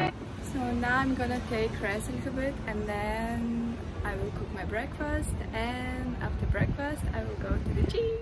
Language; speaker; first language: English; non-native, fluent; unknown